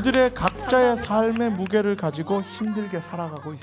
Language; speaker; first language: Korean; native; Korean